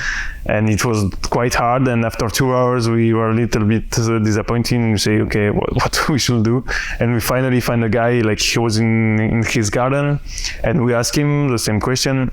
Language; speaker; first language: English; non-native, fluent; French